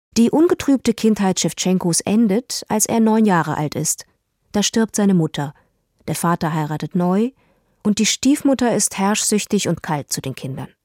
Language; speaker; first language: German; native; German